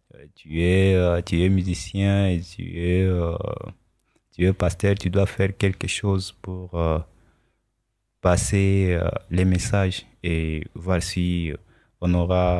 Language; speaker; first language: French; non-native, local second language; Swahili